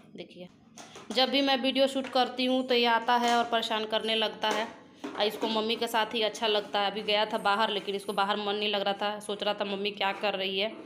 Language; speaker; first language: Hindi; native; Hindi